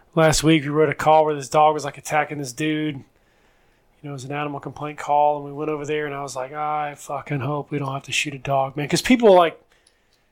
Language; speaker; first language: English; native; English